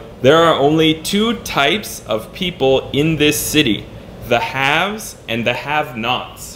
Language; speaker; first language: English; native; English